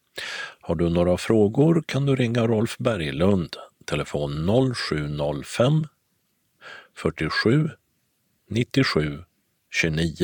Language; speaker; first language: Swedish; native; Swedish